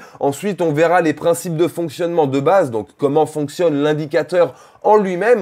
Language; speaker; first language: French; native; French